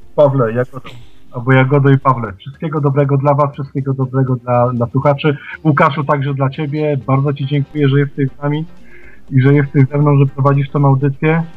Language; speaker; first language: Polish; native; Polish